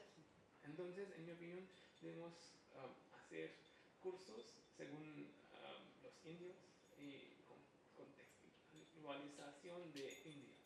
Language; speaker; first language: Spanish; non-native, fluent; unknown